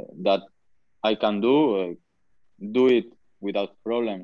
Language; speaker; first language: English; non-native, learner; Spanish